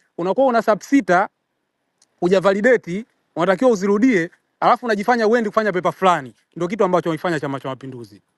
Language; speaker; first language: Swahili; native; Swahili